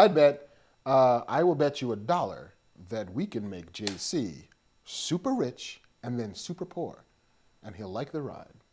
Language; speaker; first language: English; native; English